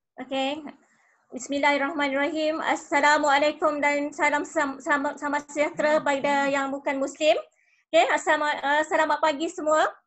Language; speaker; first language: Malay; native; Malay